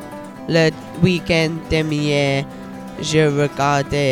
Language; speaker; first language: French; non-native, learner; English